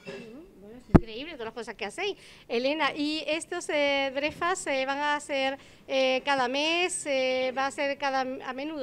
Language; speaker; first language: Spanish; native; Spanish